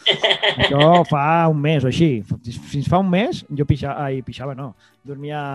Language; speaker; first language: Catalan; native; Catalan